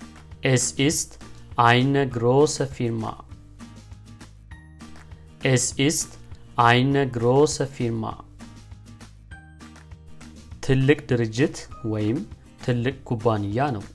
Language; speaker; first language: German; non-native, fluent; Amharic